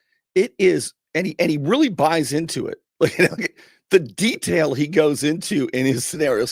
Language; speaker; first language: English; native; English